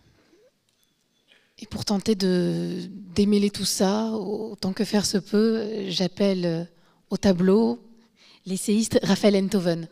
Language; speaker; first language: French; native; French